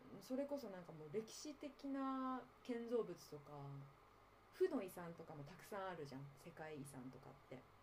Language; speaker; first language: Japanese; native; Japanese